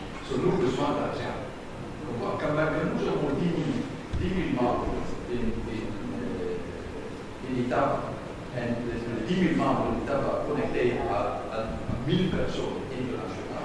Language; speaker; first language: French; non-native, learner; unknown